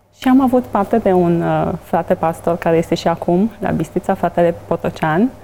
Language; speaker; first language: Romanian; native; Romanian